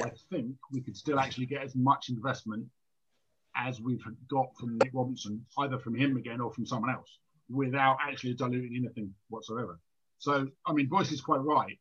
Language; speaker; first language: English; native; English